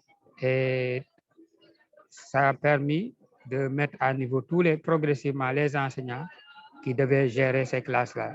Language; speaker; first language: French; non-native, local second language; Wolof